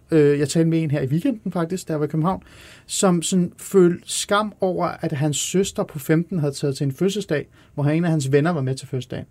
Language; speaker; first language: Danish; early bilingual, other home language; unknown